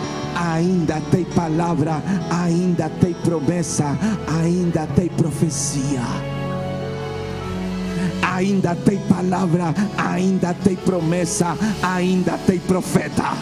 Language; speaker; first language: Portuguese; non-native, fluent; Spanish